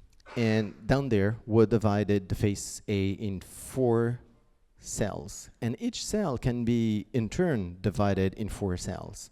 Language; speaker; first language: English; non-native, fluent; French